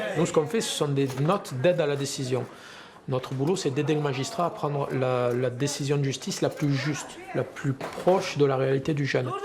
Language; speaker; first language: French; native; French